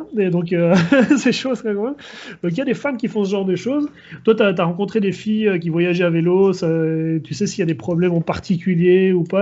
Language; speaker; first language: French; native; French